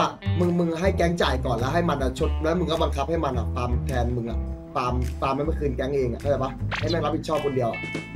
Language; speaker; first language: Thai; native; Thai